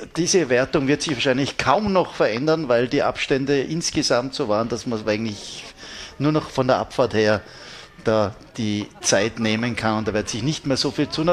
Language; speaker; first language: German; native; German